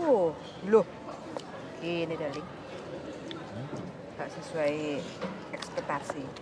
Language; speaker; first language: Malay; non-native, local second language; Javanese